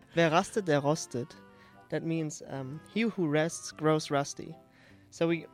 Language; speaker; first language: English; non-native, fluent; German